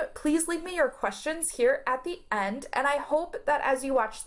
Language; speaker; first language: English; native; English